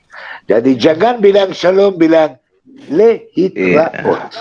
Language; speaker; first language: Indonesian; non-native, fluent; Hebrew